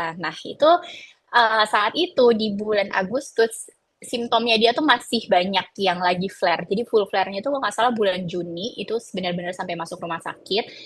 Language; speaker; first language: Indonesian; native; Indonesian